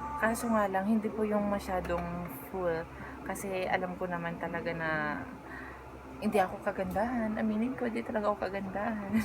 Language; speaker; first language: Filipino; native; Filipino